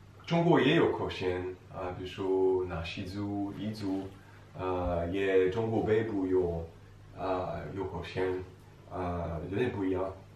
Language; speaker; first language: Chinese; non-native, fluent; French